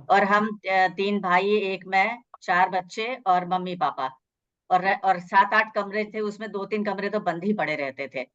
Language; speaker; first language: Hindi; native; Hindi